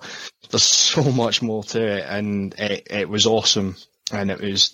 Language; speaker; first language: English; native; English